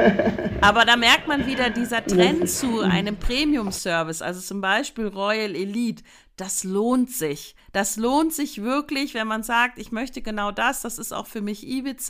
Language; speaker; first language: German; native; German